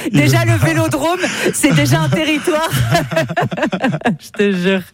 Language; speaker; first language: French; native; French